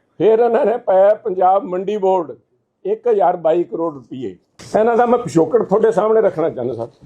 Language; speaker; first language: Punjabi; native; Punjabi